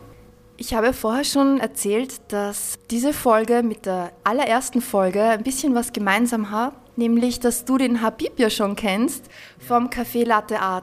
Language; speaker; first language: German; native; German